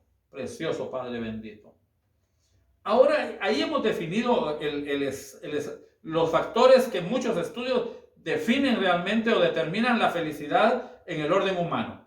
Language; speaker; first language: Spanish; native; Spanish